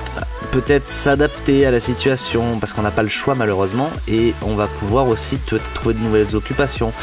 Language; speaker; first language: French; native; French